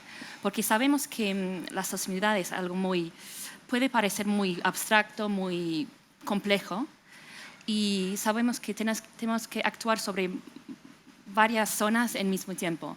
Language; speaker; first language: Spanish; non-native, fluent; English